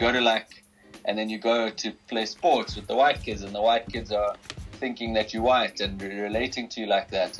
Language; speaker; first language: English; native; English